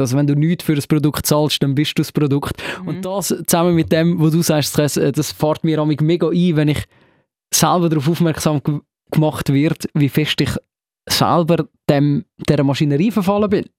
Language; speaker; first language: German; native; German